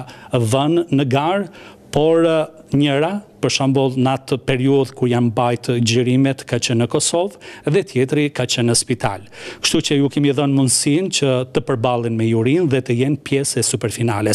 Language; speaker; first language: Albanian; native; Albanian